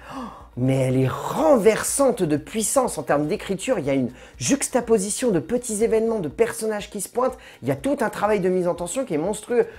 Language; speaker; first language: French; native; French